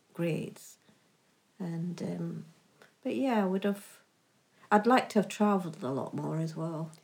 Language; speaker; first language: English; native; English